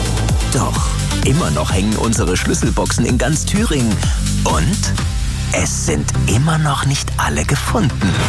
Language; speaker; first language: German; native; German